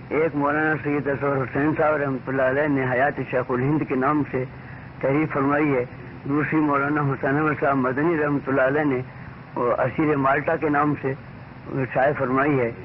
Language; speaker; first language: Urdu; native; Urdu